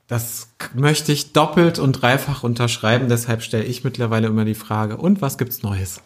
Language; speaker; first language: German; native; German